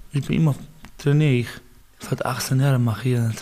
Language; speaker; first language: German; non-native, learner; Baluchi